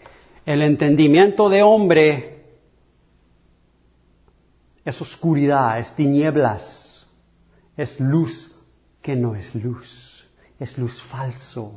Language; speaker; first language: Spanish; early bilingual, heritage; English